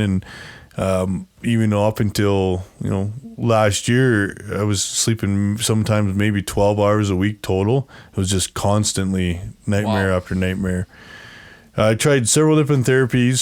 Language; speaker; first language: English; native; English